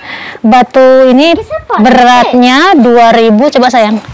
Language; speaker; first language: Indonesian; native; Indonesian